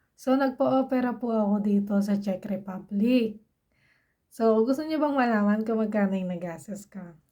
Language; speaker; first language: Filipino; native; Filipino